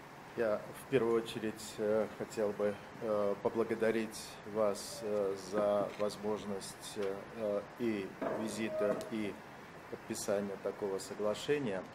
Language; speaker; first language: Russian; native; Russian